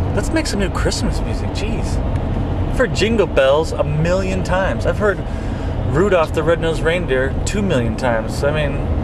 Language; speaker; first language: English; native; English